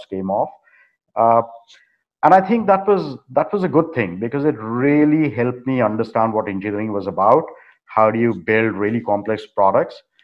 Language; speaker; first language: English; non-native, local second language; Hindi